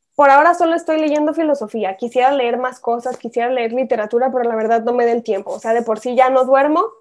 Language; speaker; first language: Spanish; native; Spanish